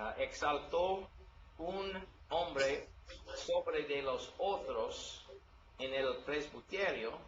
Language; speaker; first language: Spanish; non-native, learner; English